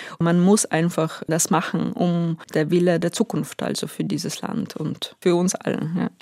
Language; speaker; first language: German; non-native, fluent; Ukrainian